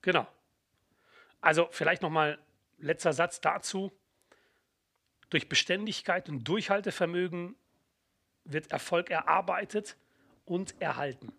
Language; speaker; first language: German; native; German